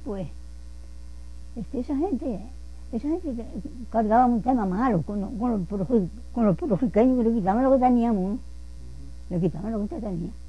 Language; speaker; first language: Spanish; native; Spanish